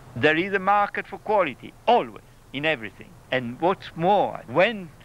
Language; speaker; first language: English; non-native, fluent; Italian